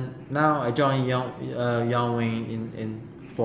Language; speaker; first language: English; non-native, fluent; Chinese